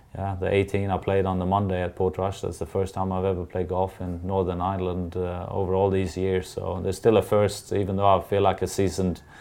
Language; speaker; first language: English; non-native, fluent; Swedish